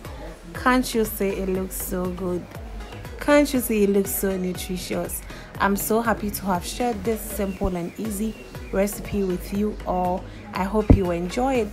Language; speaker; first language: English; non-native, local second language; Akan